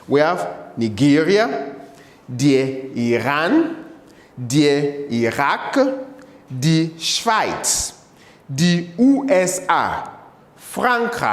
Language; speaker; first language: German; non-native, learner; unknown